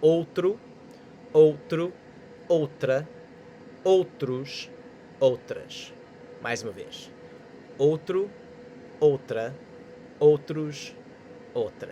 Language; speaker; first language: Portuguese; non-native, fluent; English